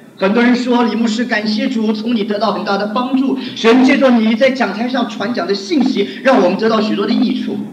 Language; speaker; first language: Chinese; non-native, local second language; Hakka Chinese